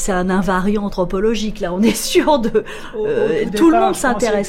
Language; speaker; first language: French; native; French